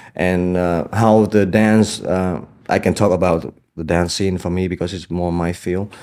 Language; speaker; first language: English; non-native, fluent; Vietnamese